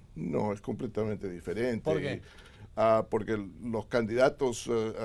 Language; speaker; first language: Spanish; native; Spanish